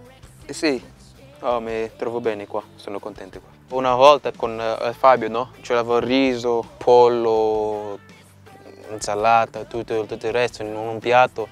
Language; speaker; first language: Italian; non-native, fluent; Portuguese